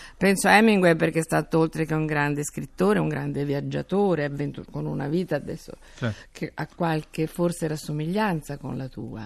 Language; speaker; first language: Italian; native; Italian